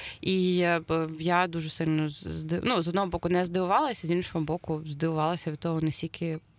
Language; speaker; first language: Ukrainian; native; Ukrainian